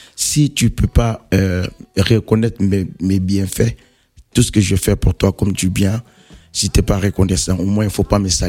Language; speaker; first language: French; non-native, local second language; Mandingo